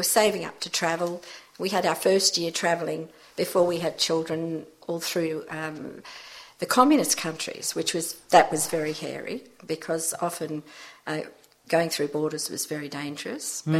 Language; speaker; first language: English; native; English